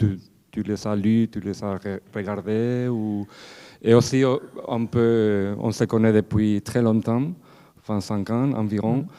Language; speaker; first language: French; non-native, fluent; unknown